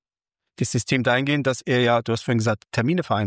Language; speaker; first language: German; native; German